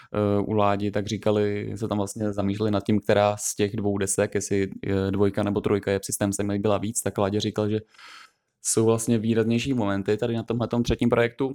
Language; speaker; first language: Czech; native; Czech